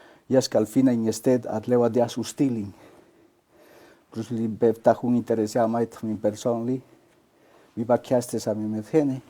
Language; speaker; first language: Danish; non-native, learner; Spanish